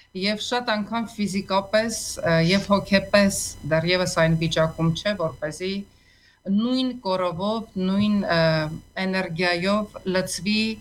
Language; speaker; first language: Armenian; native; Armenian